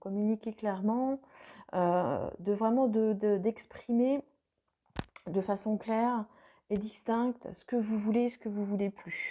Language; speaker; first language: French; native; French